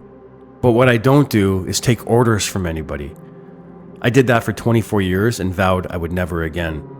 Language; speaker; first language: English; native; English